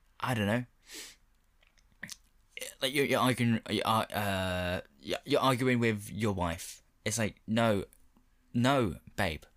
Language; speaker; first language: English; native; English